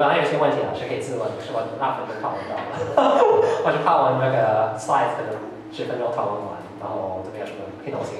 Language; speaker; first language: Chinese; early bilingual, heritage; English